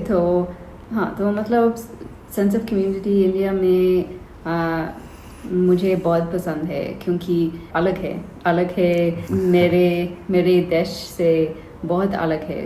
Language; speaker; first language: Hindi; non-native, learner; English